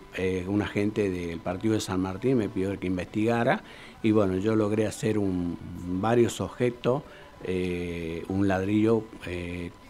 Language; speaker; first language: Spanish; native; Spanish